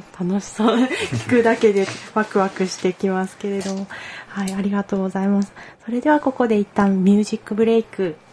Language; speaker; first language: Japanese; native; Japanese